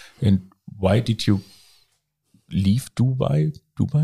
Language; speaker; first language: English; non-native, fluent; German